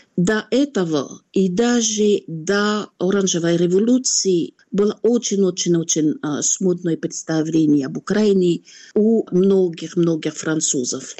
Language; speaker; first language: Russian; non-native, fluent; French